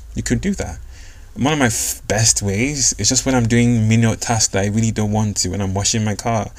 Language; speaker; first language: English; non-native, local second language; Yoruba